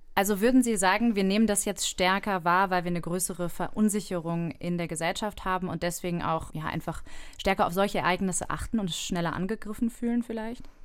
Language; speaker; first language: German; native; German